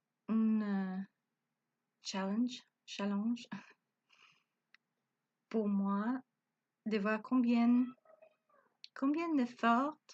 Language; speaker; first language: French; non-native, learner; Spanish